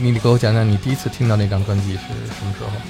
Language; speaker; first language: Chinese; native; Chinese